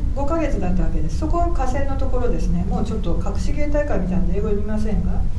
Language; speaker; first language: Japanese; native; Japanese